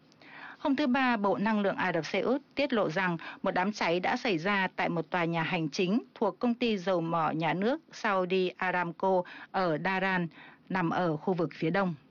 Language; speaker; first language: Vietnamese; native; Vietnamese